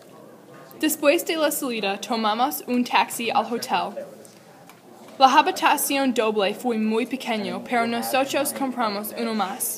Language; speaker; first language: Spanish; non-native, learner; English